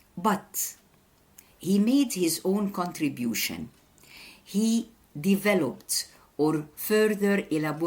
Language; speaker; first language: English; non-native, fluent; Arabic